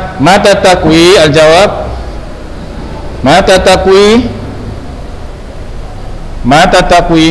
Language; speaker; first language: Arabic; non-native, fluent; Indonesian